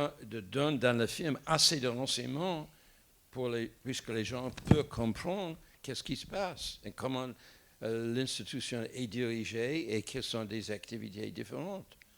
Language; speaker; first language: French; non-native, fluent; English